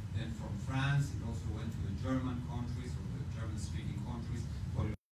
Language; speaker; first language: English; non-native, fluent; Spanish